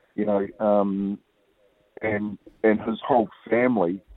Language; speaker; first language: English; native; English